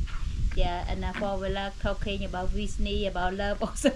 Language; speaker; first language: English; non-native, local second language; Khmer